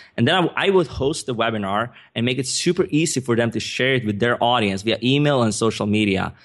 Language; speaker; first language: English; non-native, fluent; Swedish